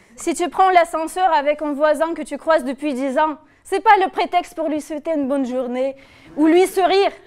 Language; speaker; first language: French; non-native, fluent; Russian